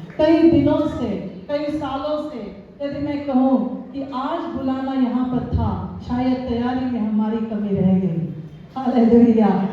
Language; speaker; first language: Hindi; native; Hindi